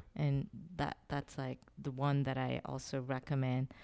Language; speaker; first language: English; non-native, fluent; Korean